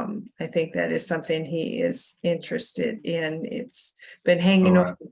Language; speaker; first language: English; native; English